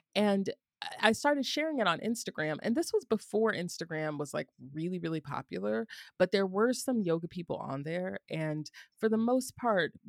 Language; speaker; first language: English; native; English